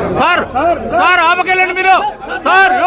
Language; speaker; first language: Telugu; native; Telugu